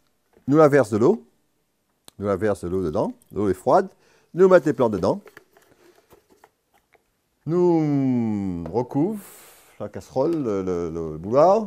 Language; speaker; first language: French; native; French